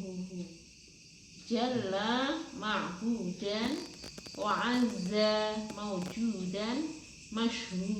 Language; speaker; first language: Arabic; non-native, learner; Indonesian